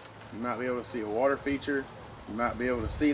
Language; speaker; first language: English; native; English